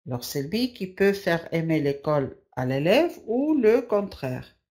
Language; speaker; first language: French; non-native, local second language; Arabic